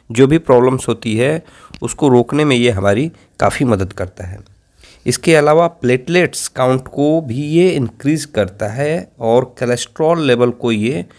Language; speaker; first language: Hindi; native; Hindi